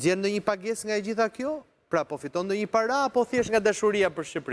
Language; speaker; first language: Albanian; native; Albanian